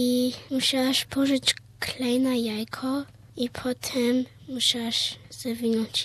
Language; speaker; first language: Polish; early bilingual, heritage; Polish